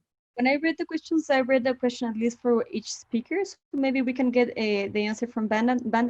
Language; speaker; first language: English; non-native, fluent; Spanish